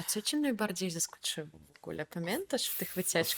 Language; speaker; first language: Polish; non-native, fluent; Belarusian